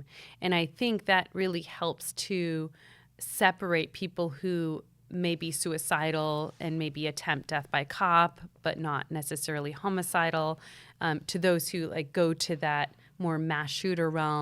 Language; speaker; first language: English; native; English